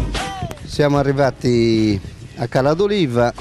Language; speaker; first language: Italian; native; Italian